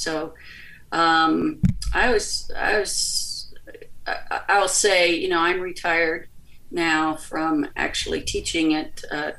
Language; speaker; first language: English; native; English